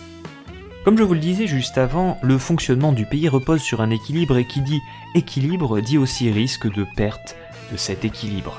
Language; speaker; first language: French; native; French